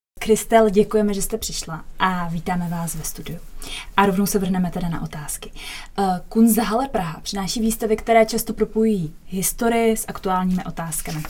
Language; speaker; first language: Czech; native; Czech